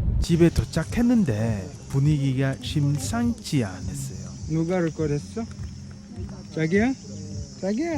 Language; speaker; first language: Korean; non-native, fluent; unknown